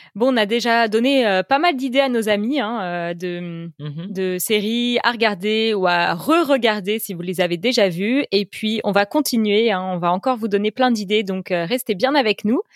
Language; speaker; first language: French; native; French